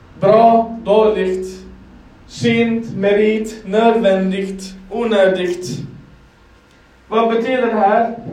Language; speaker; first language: Swedish; non-native, fluent; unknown